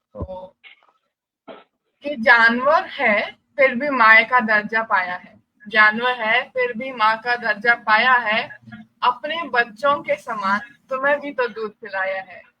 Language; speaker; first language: Hindi; native; Hindi